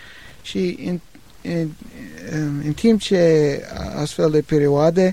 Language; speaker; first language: Romanian; non-native, learner; English